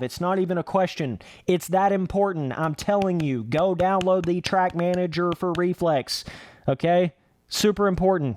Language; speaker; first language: English; native; English